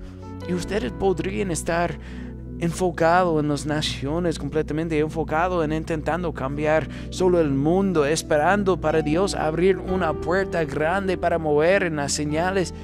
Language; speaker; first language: Spanish; non-native, fluent; English